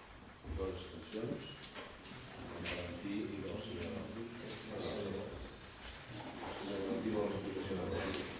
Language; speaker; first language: Catalan; native; Catalan